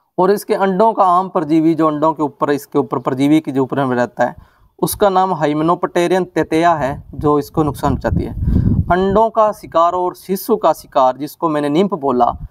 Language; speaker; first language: Hindi; non-native, local second language; Punjabi